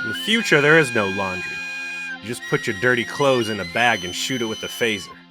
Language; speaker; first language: English; native; English